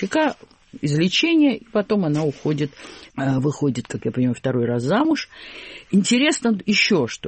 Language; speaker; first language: Russian; native; Russian